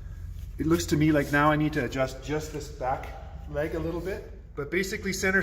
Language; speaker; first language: English; native; English